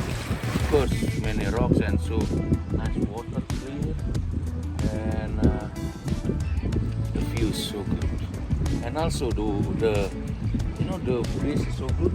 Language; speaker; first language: English; non-native, learner; Indonesian